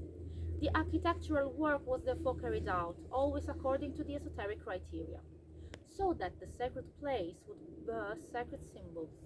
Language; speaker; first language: English; non-native, fluent; Italian